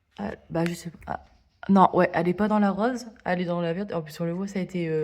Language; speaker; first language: French; native; French